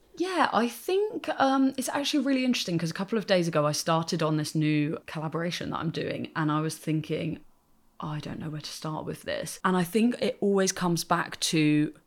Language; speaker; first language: English; native; English